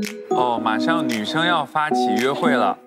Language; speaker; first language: Chinese; native; Chinese